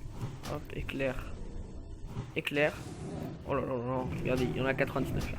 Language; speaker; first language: French; native; French